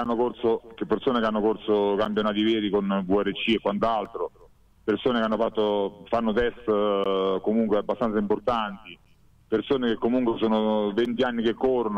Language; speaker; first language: Italian; native; Italian